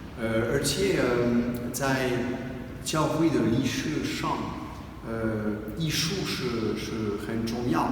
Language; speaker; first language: Chinese; non-native, fluent; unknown